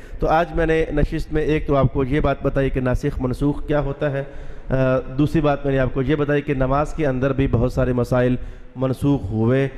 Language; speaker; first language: Urdu; non-native, local second language; Punjabi